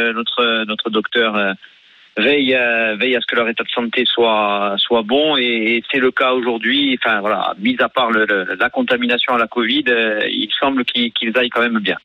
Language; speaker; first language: French; native; French